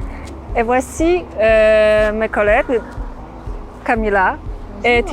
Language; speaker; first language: French; non-native, fluent; Russian